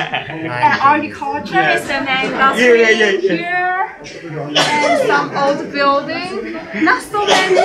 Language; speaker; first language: English; non-native, learner; Japanese